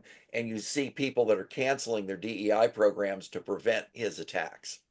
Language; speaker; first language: English; native; English